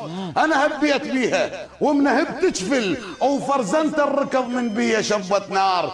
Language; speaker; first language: Arabic; native; Arabic